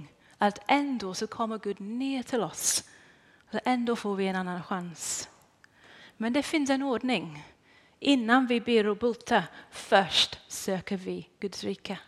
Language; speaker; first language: Swedish; non-native, fluent; English